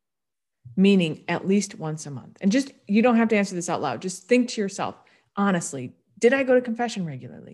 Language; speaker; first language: English; native; English